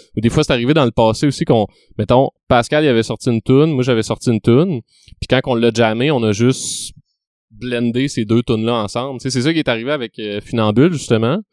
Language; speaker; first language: French; native; French